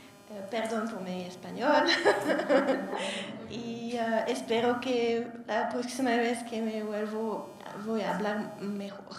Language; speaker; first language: Spanish; non-native, learner; Hungarian